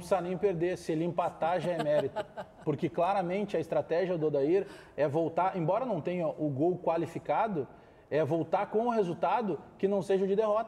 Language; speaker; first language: Portuguese; native; Portuguese